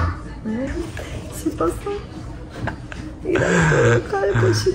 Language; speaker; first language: Korean; non-native, learner; Persian